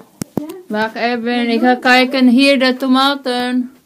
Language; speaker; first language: Dutch; non-native, learner; Filipino